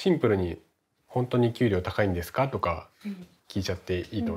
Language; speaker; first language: Japanese; native; Japanese